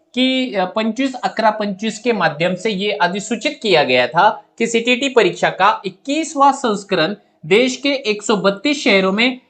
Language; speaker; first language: Hindi; non-native, local second language; Marathi